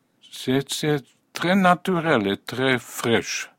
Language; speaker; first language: French; non-native, fluent; Hungarian